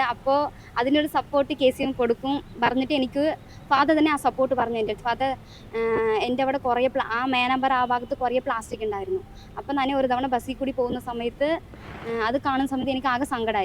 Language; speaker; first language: Malayalam; non-native, local second language; Tamil